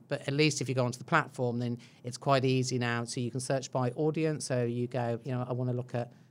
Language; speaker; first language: English; native; English